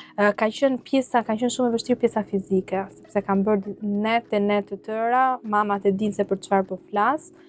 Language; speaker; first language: Albanian; native; Albanian